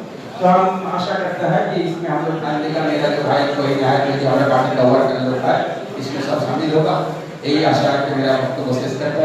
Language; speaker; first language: Hindi; non-native, local second language; Bangla